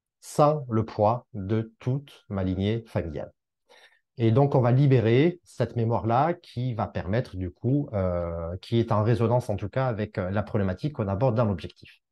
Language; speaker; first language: French; native; French